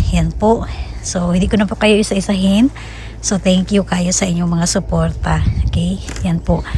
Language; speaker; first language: Filipino; non-native, local second language; Cebuano